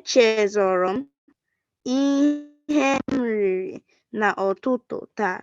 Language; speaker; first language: Igbo; non-native, learner; English